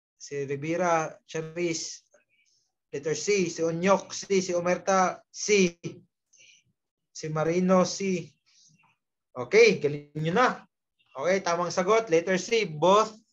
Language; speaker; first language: Filipino; non-native, local second language; Surigaonon